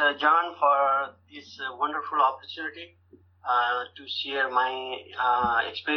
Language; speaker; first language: English; non-native, fluent; Nepali